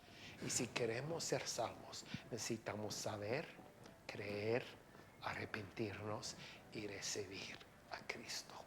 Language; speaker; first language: Spanish; non-native, fluent; English